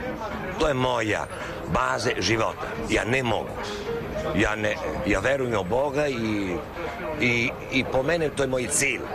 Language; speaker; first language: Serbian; non-native, learner; Italian